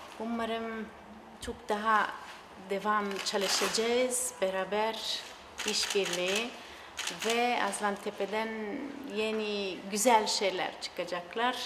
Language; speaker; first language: Turkish; non-native, learner; Italian